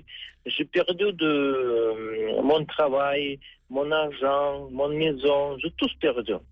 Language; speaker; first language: French; non-native, learner; Russian